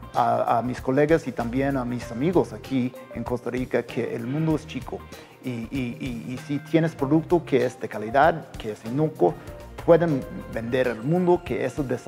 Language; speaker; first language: Spanish; non-native, fluent; English